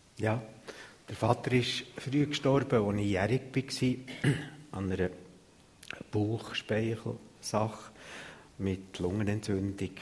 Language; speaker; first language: German; native; German